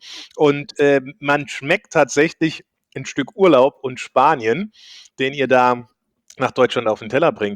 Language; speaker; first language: German; native; German